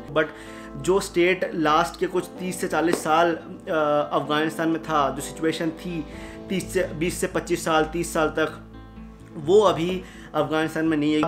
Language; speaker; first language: Hindi; native; Hindi